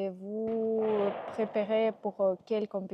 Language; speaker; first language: French; non-native, learner; Russian